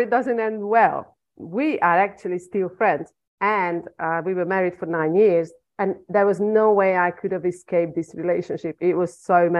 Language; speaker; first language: English; non-native, fluent; Hungarian